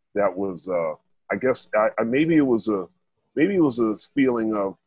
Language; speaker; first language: English; native; English